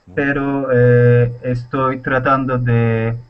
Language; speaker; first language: Spanish; non-native, learner; Turkish